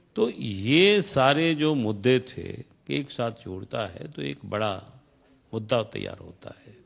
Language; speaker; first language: Hindi; non-native, local second language; Santali